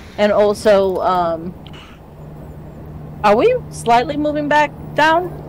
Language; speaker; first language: English; early bilingual, other home language; Spanish